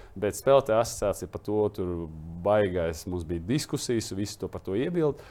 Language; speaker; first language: Latvian; non-native, local second language; Russian